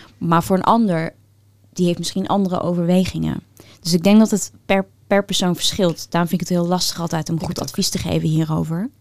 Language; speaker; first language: Dutch; early bilingual, other home language; Turkish